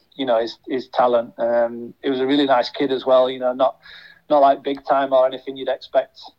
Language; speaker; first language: English; native; English